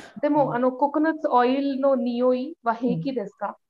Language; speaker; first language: Japanese; non-native, learner; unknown